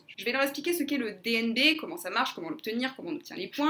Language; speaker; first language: French; native; French